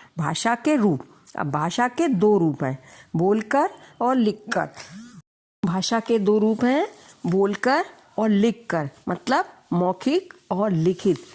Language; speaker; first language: Hindi; native; Hindi